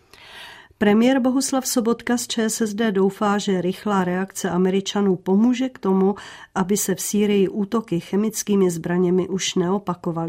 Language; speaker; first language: Czech; native; Czech